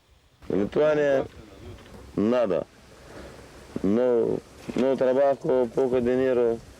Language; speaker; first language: Spanish; non-native, learner; Lithuanian